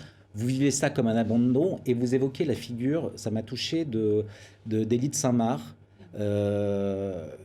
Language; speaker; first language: French; native; French